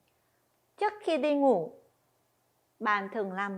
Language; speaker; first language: Vietnamese; non-native, fluent; Korean